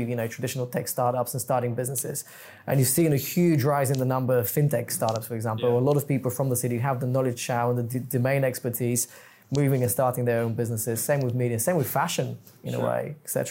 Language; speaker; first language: English; non-native, fluent; Bulgarian